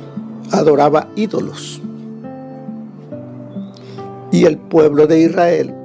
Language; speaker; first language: Spanish; native; Spanish